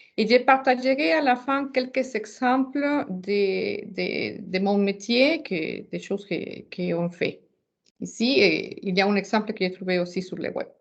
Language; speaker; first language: French; non-native, fluent; Spanish